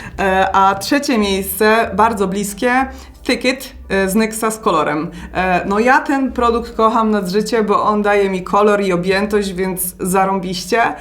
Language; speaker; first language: Polish; native; Polish